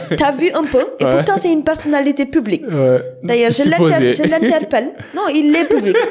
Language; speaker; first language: French; non-native, local second language; Wolof